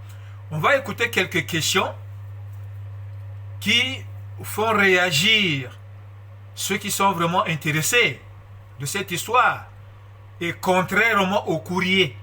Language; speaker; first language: French; non-native, local second language; Kongo